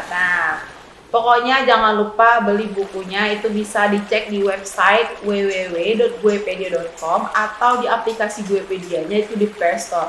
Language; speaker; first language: Indonesian; native; Indonesian